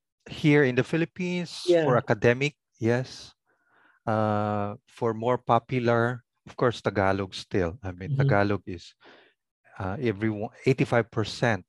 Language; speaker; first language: English; non-native, local second language; Pangasinan